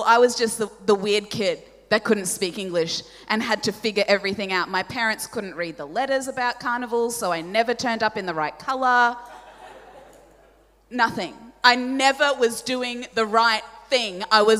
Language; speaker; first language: English; non-native, local second language; Polish